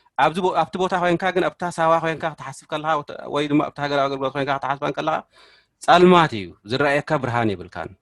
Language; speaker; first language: Tigrinya; native; Tigrinya